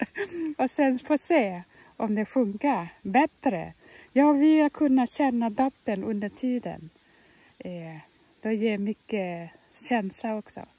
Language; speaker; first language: Swedish; non-native, fluent; Thai